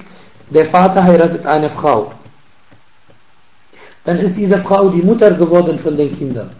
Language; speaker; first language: German; non-native, fluent; Arabic